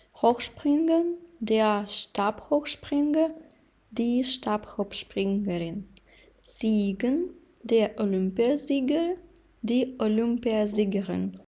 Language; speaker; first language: German; non-native, fluent; Ukrainian